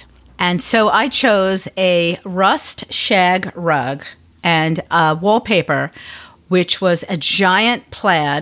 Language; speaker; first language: English; native; English